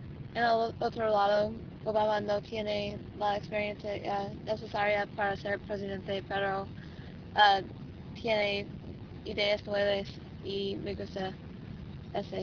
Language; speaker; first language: Spanish; non-native, learner; English